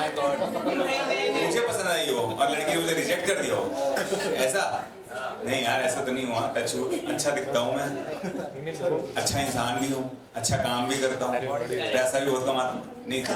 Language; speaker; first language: Hindi; native; Hindi